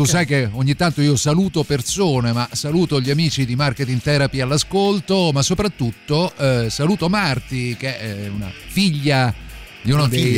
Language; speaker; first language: Italian; native; Italian